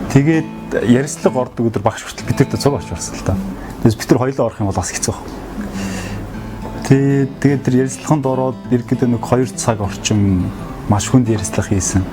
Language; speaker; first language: Mongolian; native; Mongolian